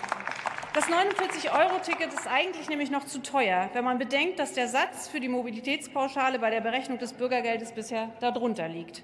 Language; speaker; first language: German; native; German